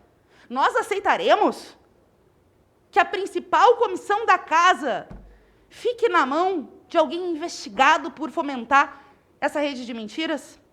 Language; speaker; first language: Portuguese; native; Portuguese